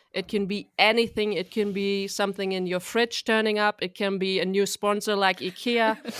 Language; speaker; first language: English; non-native, fluent; German